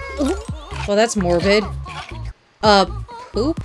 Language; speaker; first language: English; native; English